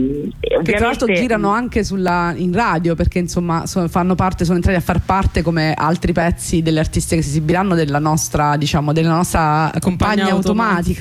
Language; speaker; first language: Italian; native; Italian